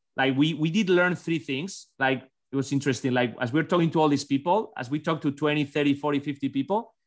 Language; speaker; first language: English; non-native, fluent; Spanish